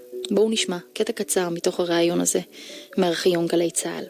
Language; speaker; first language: Hebrew; native; Hebrew